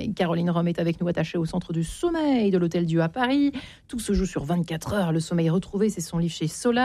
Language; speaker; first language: French; native; French